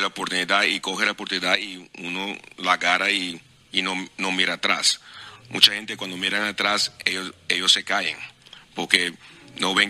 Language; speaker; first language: Spanish; non-native, fluent; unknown